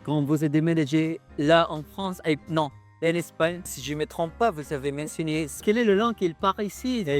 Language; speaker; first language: French; non-native, learner; Filipino